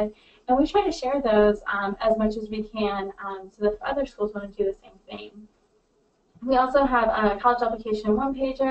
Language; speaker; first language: English; native; English